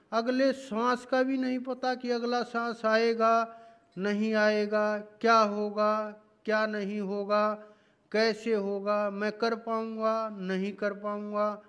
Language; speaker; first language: Hindi; native; Hindi